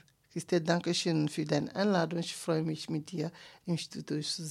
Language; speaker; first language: German; non-native, fluent; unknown